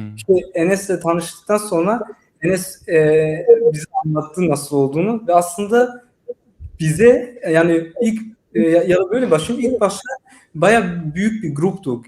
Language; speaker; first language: Turkish; early bilingual, heritage; Turkish